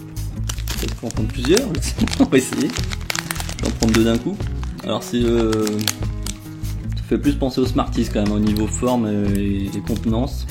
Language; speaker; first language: French; native; French